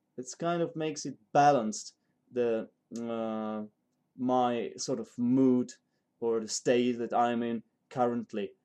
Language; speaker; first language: English; non-native, fluent; Czech